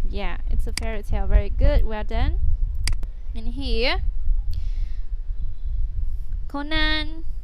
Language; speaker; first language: English; non-native, fluent; Vietnamese